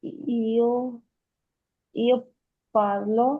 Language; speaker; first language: Italian; non-native, learner; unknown